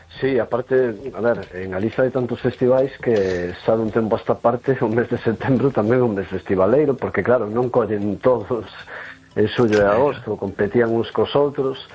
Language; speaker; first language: Galician; non-native, local second language; Spanish